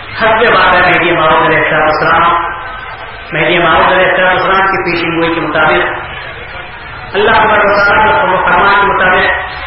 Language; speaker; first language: Urdu; native; Urdu